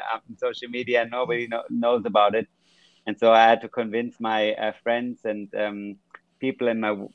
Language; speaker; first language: English; non-native, fluent; German